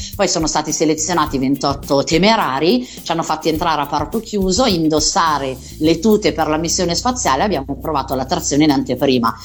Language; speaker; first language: Italian; native; Italian